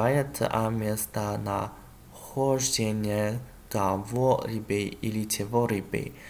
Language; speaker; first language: Russian; non-native, learner; Chinese